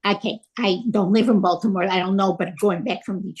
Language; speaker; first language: English; native; English